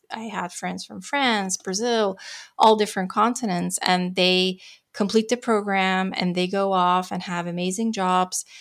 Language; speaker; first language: English; non-native, fluent; Dutch